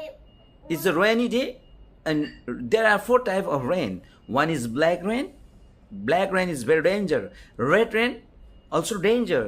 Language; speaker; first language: English; non-native, fluent; Nepali